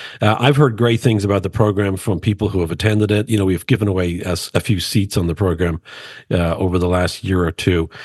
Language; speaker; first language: English; native; English